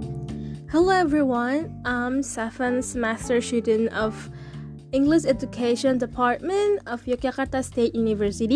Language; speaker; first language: English; non-native, fluent; Indonesian